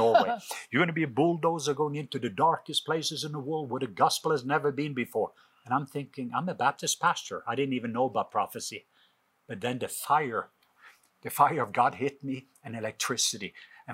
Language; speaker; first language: English; non-native, fluent; Norwegian